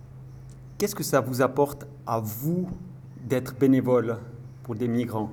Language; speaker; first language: French; native; French